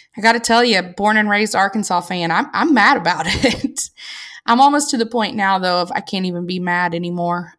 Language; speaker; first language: English; native; English